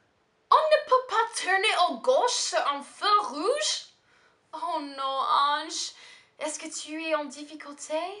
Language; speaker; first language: French; non-native, learner; English